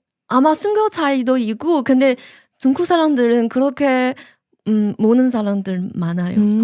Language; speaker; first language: Korean; non-native, learner; Chinese